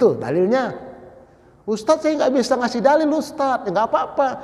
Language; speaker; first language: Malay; non-native, local second language; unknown